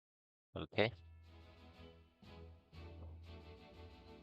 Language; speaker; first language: English; native; English